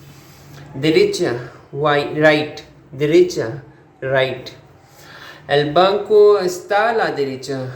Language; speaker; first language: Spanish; non-native, learner; Urdu